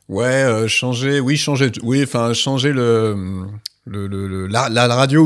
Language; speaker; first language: French; native; French